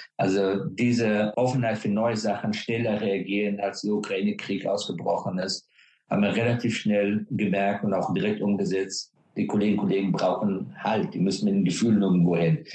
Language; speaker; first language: German; non-native, fluent; Persian